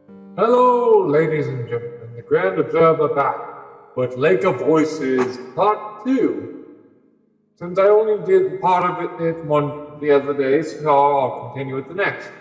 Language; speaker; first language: English; native; English